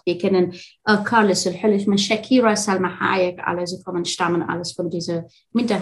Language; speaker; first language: German; non-native, fluent; Arabic